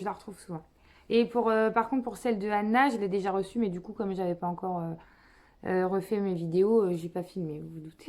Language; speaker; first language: French; native; French